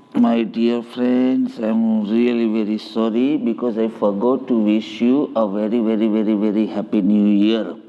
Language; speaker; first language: English; non-native, local second language; Gujarati